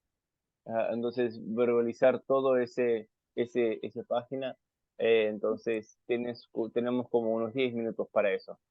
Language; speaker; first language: Spanish; non-native, fluent; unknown